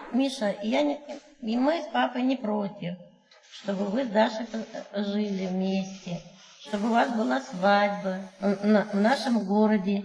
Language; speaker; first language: Russian; native; Russian